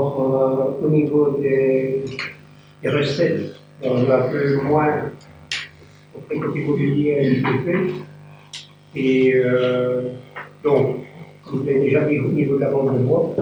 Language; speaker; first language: French; native; French